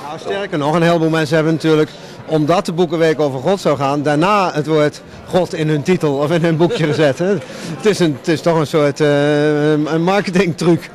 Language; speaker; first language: Dutch; native; Dutch